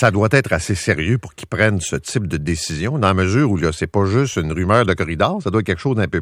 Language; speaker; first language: French; native; French